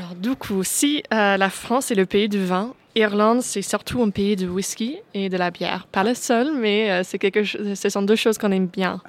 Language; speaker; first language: French; non-native, fluent; English